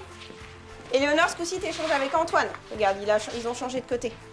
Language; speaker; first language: French; native; French